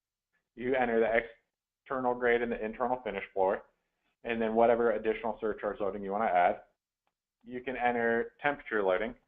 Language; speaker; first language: English; native; English